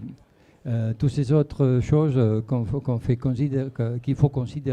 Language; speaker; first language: French; non-native, fluent; Spanish